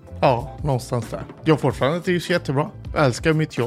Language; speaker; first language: Swedish; non-native, fluent; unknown